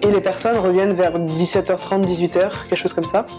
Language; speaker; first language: French; native; French